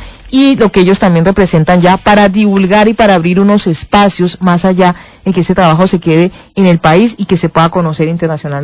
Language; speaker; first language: Spanish; native; Spanish